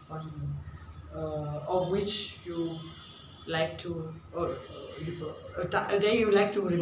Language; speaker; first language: English; non-native, fluent; German